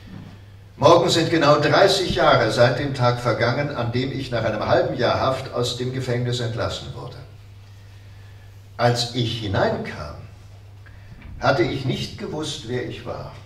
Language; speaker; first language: German; native; German